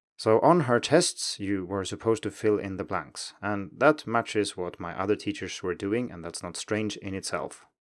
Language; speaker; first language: English; non-native, fluent; Swedish